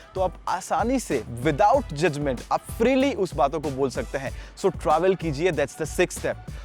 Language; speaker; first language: Hindi; non-native, local second language; Gujarati